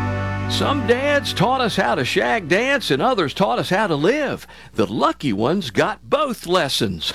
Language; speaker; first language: English; native; English